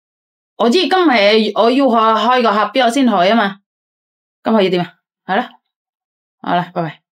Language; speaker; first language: Cantonese; non-native, local second language; Javanese